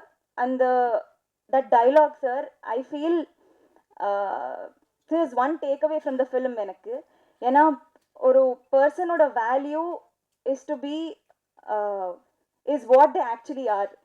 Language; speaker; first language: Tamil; non-native, learner; Telugu